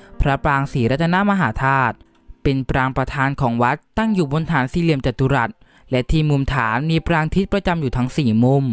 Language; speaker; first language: Thai; native; Thai